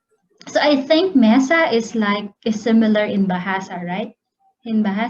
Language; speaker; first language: English; non-native, local second language; Filipino